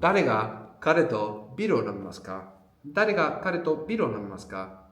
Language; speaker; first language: Japanese; non-native, fluent; English